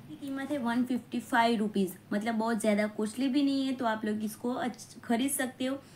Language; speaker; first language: Hindi; non-native, local second language; Gujarati